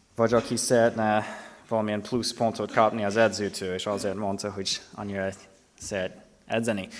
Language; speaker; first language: Hungarian; non-native, fluent; English